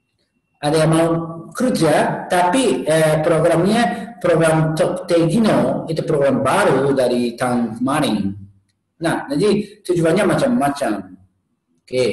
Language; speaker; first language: Indonesian; non-native, learner; Japanese